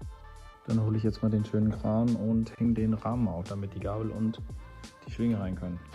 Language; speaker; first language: German; native; German